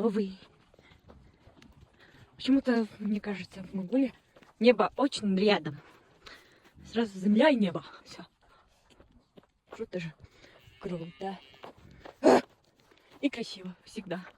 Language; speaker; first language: Russian; non-native, learner; Mongolian